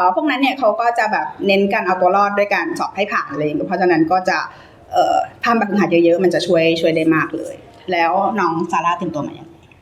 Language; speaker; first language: Thai; native; Thai